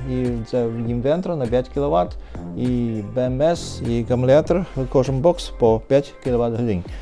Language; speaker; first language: Ukrainian; non-native, learner; Chinese